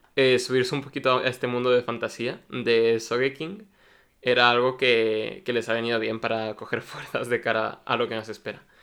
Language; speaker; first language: Spanish; early bilingual, other home language; Russian